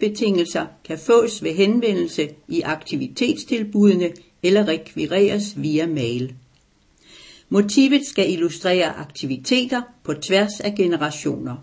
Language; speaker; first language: Danish; native; Danish